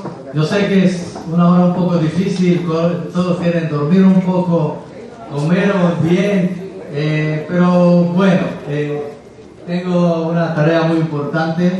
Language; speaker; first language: Spanish; non-native, fluent; Hebrew